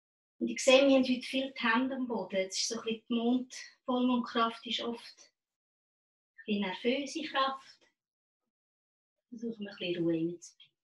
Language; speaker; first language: German; native; German